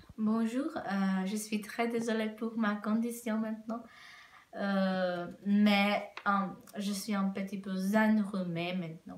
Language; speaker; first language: French; non-native, learner; Czech